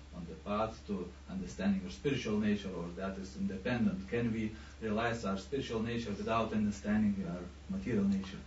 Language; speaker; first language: English; non-native, fluent; Lithuanian